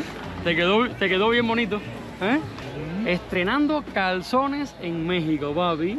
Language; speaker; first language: Spanish; native; Spanish